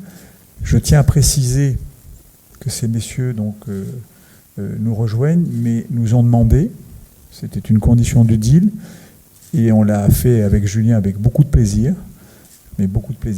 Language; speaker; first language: French; native; French